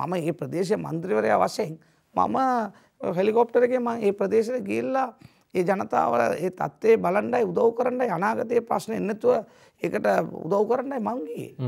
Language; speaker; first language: Sinhala; non-native, local second language; Tamil